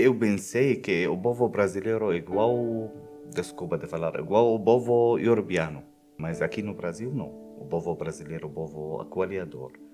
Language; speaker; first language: Portuguese; non-native, fluent; Arabic